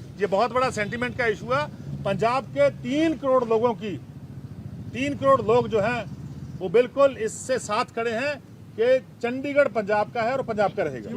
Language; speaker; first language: Hindi; non-native, local second language; Punjabi